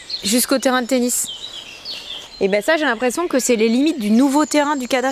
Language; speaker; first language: French; native; French